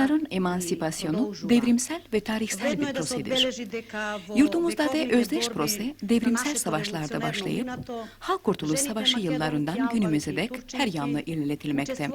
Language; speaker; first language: Turkish; native; Turkish